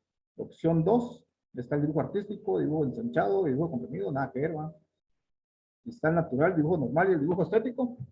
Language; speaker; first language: Spanish; native; Spanish